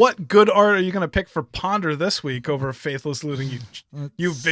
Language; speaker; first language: English; native; English